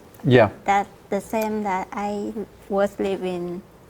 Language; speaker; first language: English; non-native, learner; Vietnamese